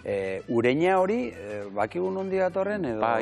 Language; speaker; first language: Basque; native; Basque